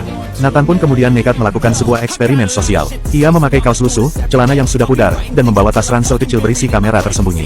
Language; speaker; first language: Indonesian; native; Indonesian